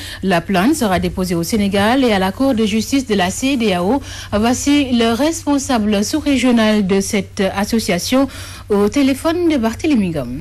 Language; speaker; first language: French; non-native, local second language; Wolof